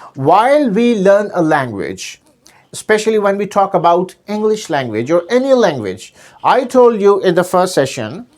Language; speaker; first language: English; non-native, local second language; Urdu